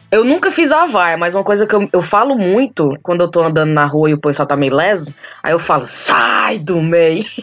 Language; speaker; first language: Portuguese; native; Portuguese